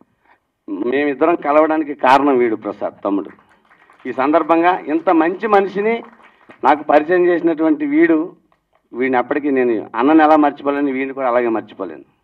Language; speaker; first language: Telugu; native; Telugu